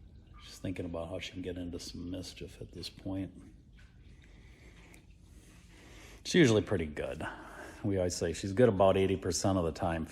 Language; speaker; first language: English; native; English